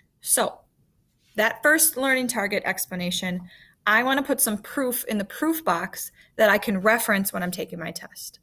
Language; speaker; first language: English; native; English